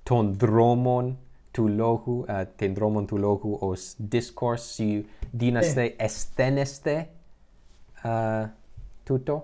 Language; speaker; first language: Greek; non-native, learner; English